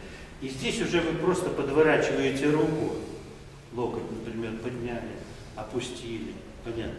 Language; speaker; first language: Russian; native; Russian